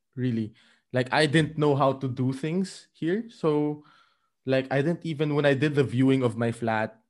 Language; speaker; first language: English; non-native, local second language; Filipino